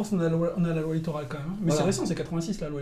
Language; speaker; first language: French; native; French